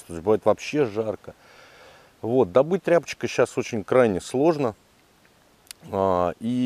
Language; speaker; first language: Russian; native; Russian